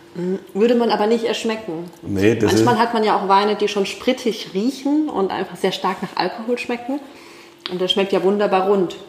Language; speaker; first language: German; native; German